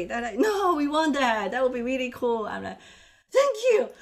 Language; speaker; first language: English; non-native, local second language; Cantonese